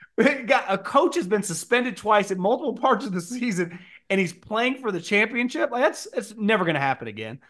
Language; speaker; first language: English; native; English